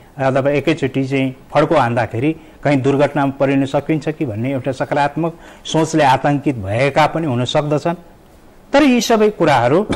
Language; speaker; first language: Nepali; native; Nepali